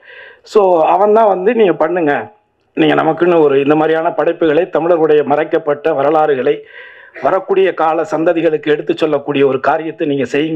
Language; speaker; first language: Tamil; native; Tamil